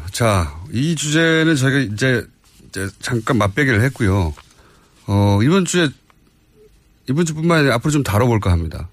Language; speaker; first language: Korean; native; Korean